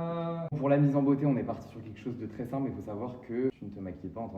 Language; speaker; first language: French; native; French